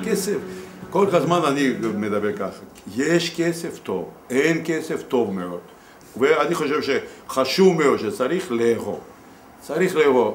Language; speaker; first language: Hebrew; non-native, learner; Russian